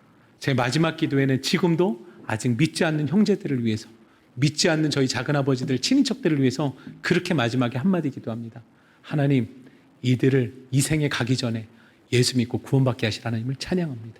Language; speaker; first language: Korean; native; Korean